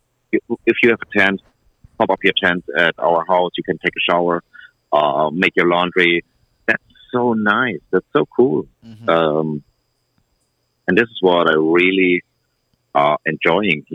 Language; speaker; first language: English; non-native, fluent; German